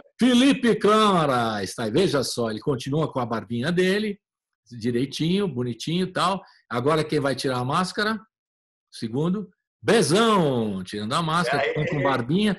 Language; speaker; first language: Portuguese; native; Portuguese